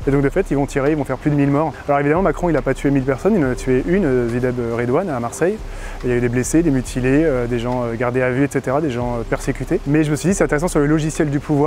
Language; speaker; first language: French; native; French